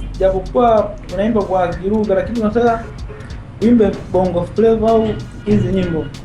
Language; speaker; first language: Swahili; non-native, local second language; Sukuma